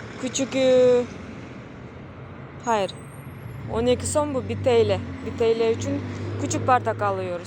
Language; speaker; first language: Turkish; non-native, learner; Kyrgyz